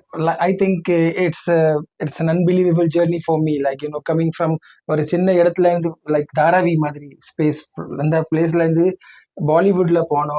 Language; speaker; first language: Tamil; early bilingual, heritage; Tamil